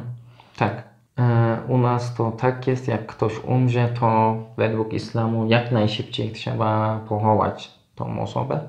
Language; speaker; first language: Polish; non-native, learner; Turkish